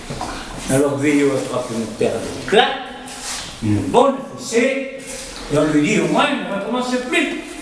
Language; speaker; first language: French; native; French